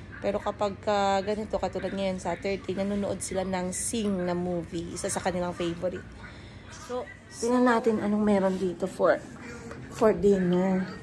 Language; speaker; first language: Filipino; non-native, local second language; Cebuano